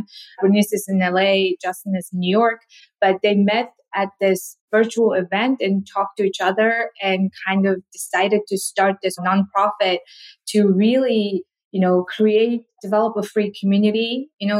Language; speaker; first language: English; non-native, fluent; Korean